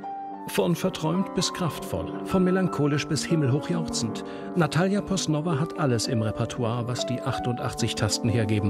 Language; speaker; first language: German; native; German